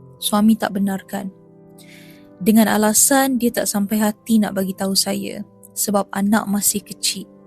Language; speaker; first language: Malay; native; Malay